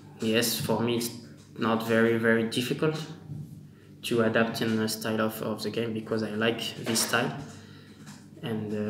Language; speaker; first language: English; non-native, learner; French